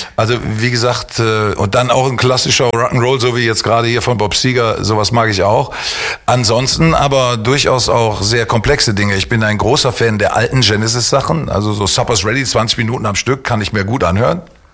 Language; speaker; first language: German; native; German